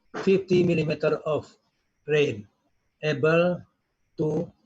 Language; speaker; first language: English; non-native, learner; Indonesian